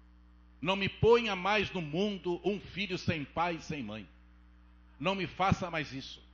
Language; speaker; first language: Portuguese; native; Portuguese